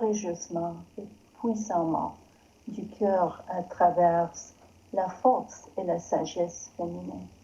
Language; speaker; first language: French; non-native, learner; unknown